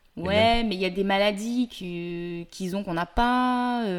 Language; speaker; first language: French; native; French